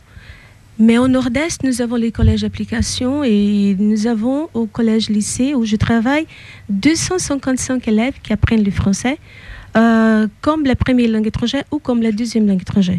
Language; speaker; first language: French; non-native, fluent; Portuguese